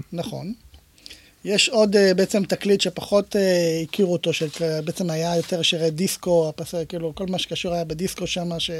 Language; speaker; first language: Hebrew; native; Hebrew